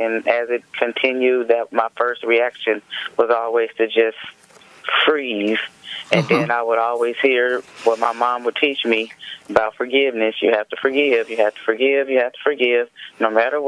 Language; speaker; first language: English; native; English